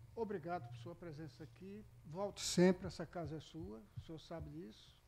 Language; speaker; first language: Portuguese; native; Portuguese